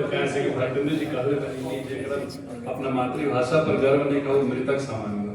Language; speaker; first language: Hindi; non-native, local second language; Bhojpuri